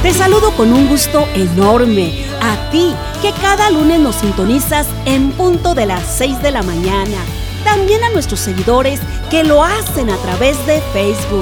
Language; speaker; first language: Spanish; native; Spanish